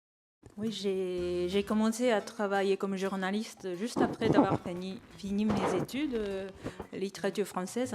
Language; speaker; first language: French; non-native, fluent; Japanese